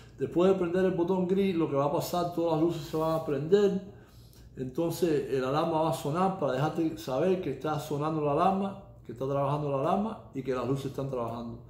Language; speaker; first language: Spanish; early bilingual, heritage; Spanish